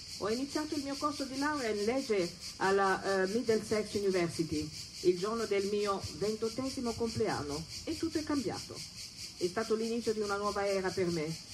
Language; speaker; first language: Italian; non-native, fluent; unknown